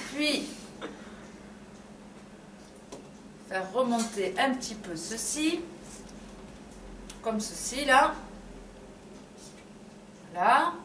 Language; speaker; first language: French; native; French